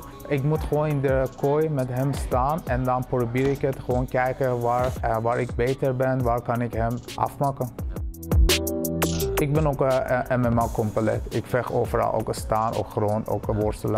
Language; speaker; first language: Dutch; early bilingual, other home language; Persian